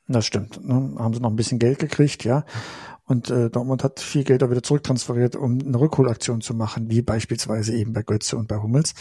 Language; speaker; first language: German; native; German